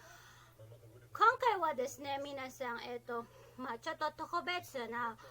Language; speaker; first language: Japanese; non-native, learner; Filipino